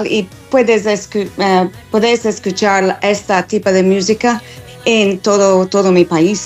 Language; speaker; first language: Spanish; non-native, fluent; English